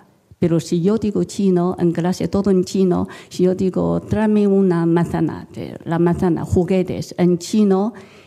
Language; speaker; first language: Spanish; non-native, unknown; Chinese